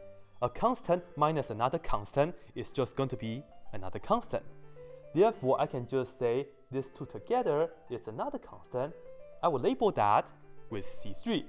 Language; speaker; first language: English; non-native, fluent; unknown